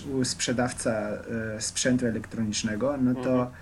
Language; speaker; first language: Polish; non-native, fluent; Slovenian